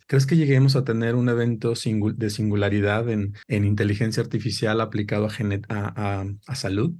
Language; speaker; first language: Spanish; native; Spanish